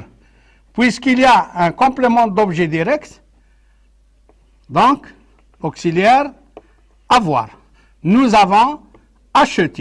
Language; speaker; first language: French; non-native, local second language; Arabic